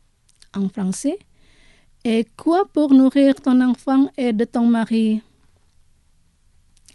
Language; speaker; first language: French; non-native, fluent; Indonesian